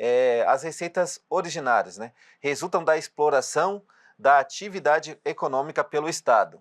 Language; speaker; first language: Portuguese; native; Portuguese